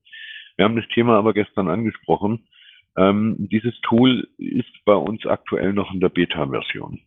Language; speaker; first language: German; native; German